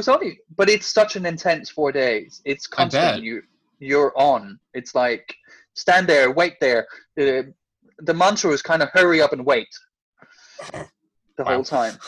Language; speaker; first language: English; non-native, fluent; Danish